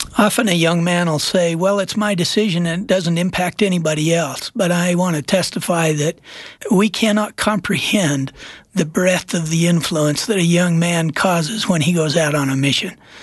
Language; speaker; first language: English; native; English